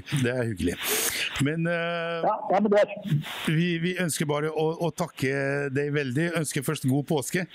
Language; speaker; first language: Norwegian; non-native, fluent; Albanian